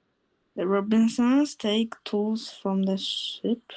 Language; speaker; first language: English; non-native, learner; Polish